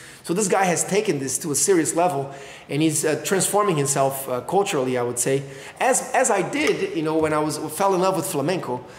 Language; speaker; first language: English; non-native, fluent; Portuguese